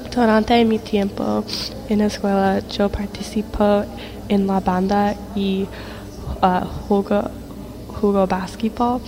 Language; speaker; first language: Spanish; non-native, learner; English